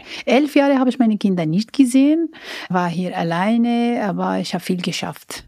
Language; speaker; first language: German; non-native, learner; Arabic